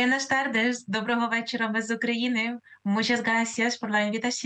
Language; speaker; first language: Spanish; non-native, fluent; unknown